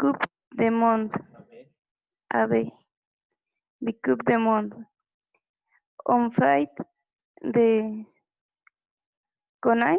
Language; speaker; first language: French; non-native, learner; Spanish